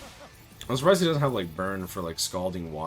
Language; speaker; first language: English; native; English